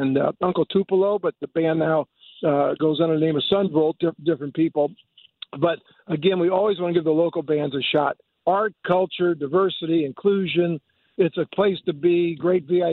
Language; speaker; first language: English; native; English